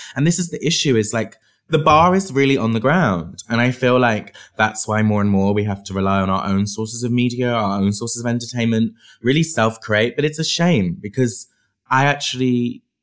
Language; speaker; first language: English; native; English